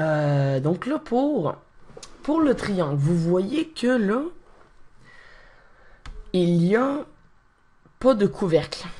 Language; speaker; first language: French; native; French